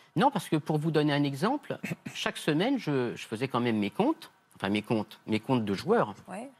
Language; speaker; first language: French; native; French